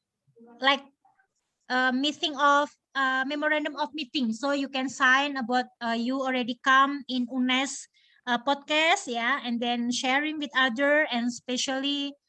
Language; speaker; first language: English; non-native, learner; Indonesian